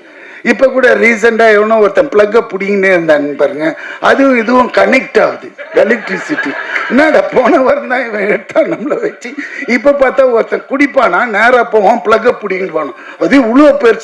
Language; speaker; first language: Tamil; native; Tamil